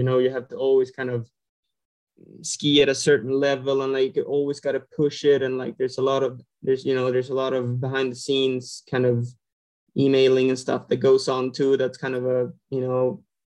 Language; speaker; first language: English; non-native, fluent; Swedish